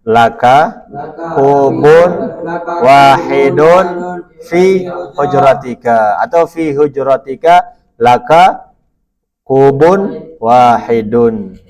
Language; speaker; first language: Arabic; non-native, fluent; Indonesian